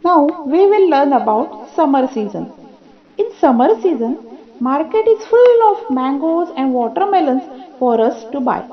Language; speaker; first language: English; non-native, local second language; Marathi